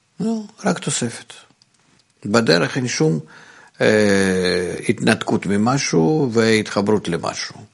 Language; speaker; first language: Hebrew; non-native, fluent; Russian